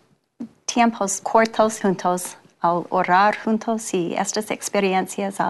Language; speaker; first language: Spanish; non-native, learner; English